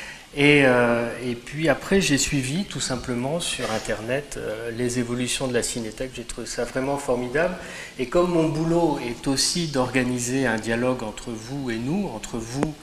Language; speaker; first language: French; native; French